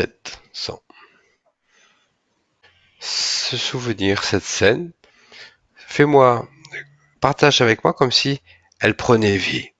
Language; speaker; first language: French; native; French